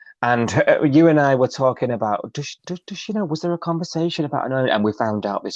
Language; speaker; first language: English; native; English